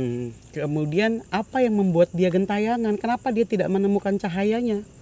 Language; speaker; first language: Indonesian; native; Indonesian